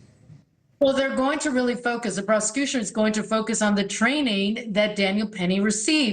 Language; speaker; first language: English; native; English